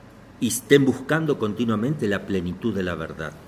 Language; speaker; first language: Spanish; native; Spanish